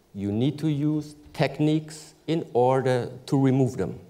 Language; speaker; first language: English; early bilingual, other home language; German